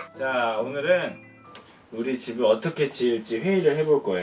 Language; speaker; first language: Korean; native; Korean